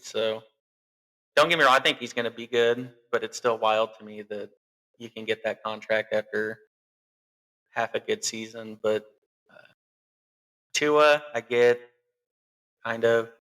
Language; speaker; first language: English; native; English